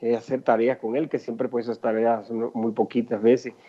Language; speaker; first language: Spanish; native; Spanish